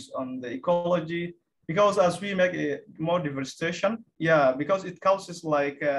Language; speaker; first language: English; non-native, fluent; Somali